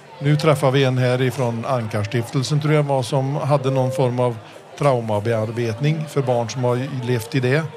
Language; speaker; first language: Swedish; early bilingual, heritage; Swedish